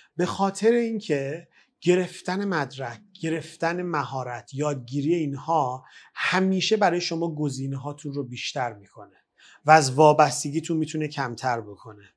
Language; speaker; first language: Persian; native; Persian